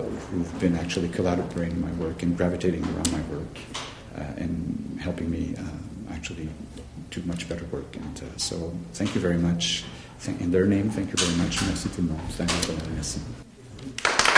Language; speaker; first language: English; non-native, fluent; French